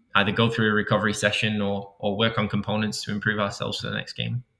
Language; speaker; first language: English; native; English